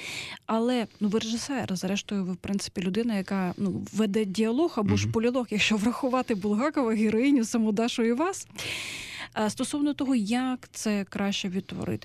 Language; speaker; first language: Ukrainian; native; Ukrainian